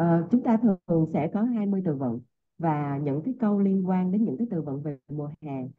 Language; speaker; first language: Vietnamese; native; Vietnamese